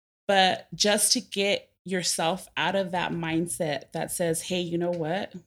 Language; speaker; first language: English; native; English